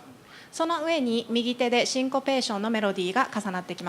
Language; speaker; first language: Japanese; native; Japanese